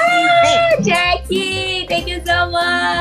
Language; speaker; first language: English; non-native, learner; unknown